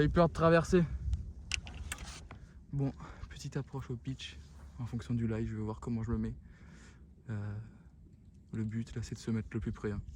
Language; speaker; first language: French; native; French